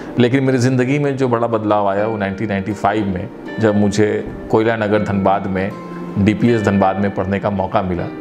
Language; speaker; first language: Hindi; native; Hindi